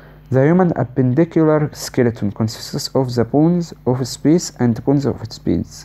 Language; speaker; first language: English; non-native, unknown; Arabic